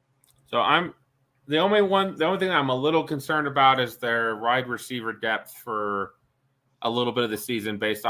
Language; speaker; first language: English; native; English